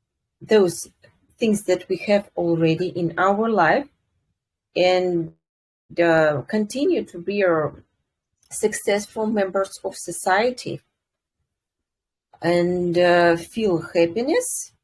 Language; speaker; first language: English; non-native, fluent; Russian